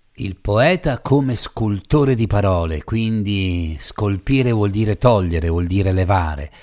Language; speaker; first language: Italian; native; Italian